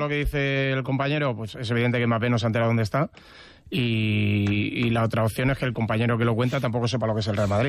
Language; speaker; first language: Spanish; native; Spanish